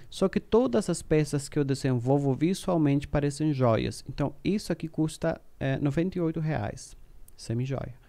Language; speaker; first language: Portuguese; non-native, fluent; Spanish